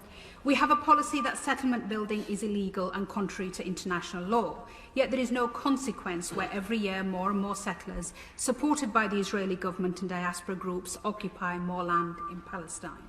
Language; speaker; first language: English; native; English